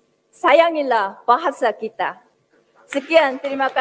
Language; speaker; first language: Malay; non-native, fluent; Korean